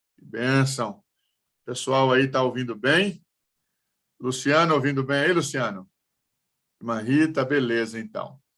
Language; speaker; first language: Portuguese; native; Portuguese